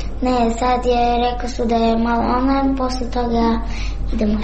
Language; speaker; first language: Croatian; non-native, learner; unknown